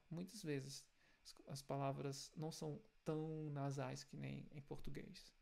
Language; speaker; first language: Portuguese; non-native, fluent; German